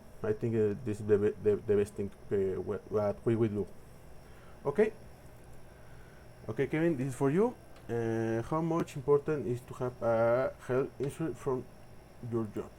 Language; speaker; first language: English; non-native, learner; Spanish